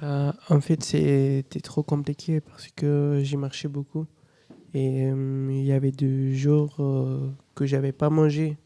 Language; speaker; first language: French; non-native, learner; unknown